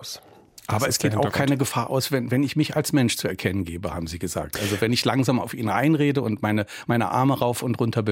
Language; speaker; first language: German; native; German